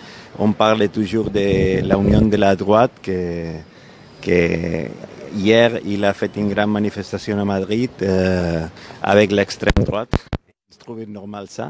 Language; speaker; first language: French; non-native, fluent; Catalan